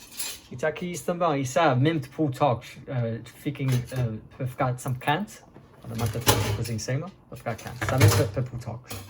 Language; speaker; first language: Portuguese; early bilingual, heritage; Portuguese